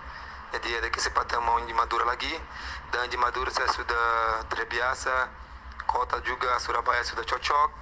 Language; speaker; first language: Indonesian; non-native, fluent; Portuguese